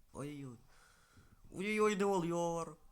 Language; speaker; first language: Turkish; non-native, learner; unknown